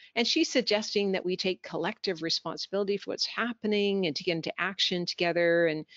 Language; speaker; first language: English; native; English